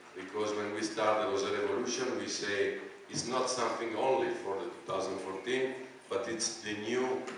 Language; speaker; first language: English; non-native, fluent; Italian